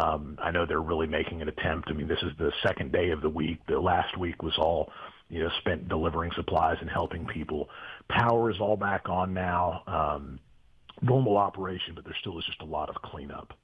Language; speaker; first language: English; native; English